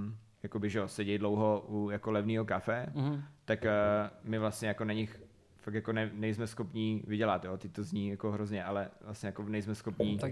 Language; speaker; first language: Czech; native; Czech